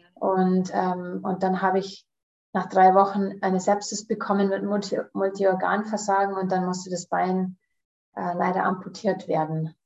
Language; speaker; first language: German; early bilingual, heritage; German